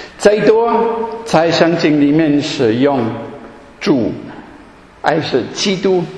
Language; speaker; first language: Chinese; non-native, fluent; German